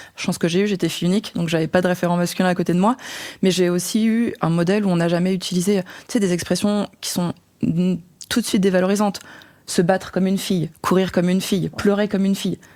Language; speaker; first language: French; native; French